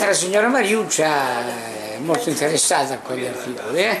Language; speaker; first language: Italian; native; Italian